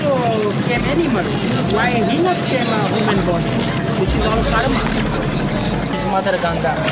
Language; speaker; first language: English; non-native, learner; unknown